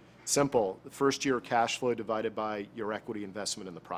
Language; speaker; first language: English; native; English